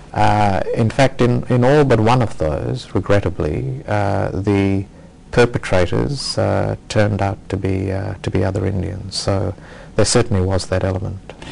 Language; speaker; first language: English; native; English